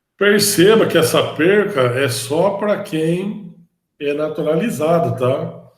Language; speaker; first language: Portuguese; native; Portuguese